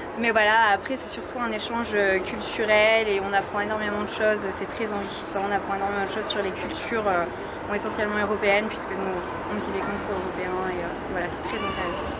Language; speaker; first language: French; native; French